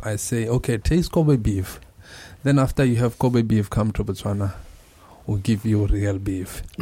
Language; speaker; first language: English; non-native, local second language; Tswana